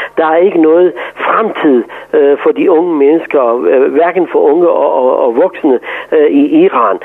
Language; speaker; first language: Danish; non-native, fluent; Persian